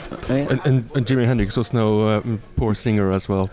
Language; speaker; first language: English; non-native, fluent; Norwegian